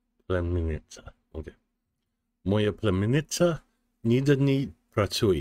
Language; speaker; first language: Ukrainian; non-native, learner; English